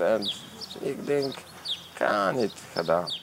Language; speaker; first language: Dutch; non-native, learner; Polish